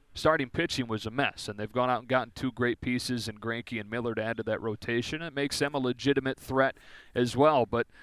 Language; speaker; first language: English; native; English